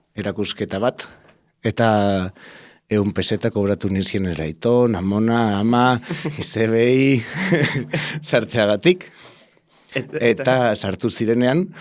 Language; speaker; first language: Basque; non-native, local second language; Spanish